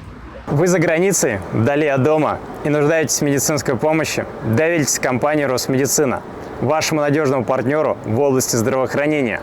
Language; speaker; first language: Russian; native; Russian